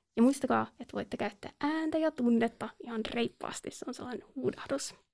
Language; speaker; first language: Finnish; native; Finnish